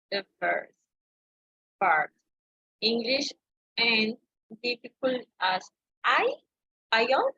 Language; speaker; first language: English; non-native, learner; Spanish